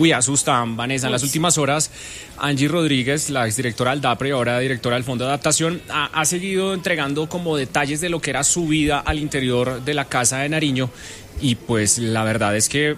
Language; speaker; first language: Spanish; native; Spanish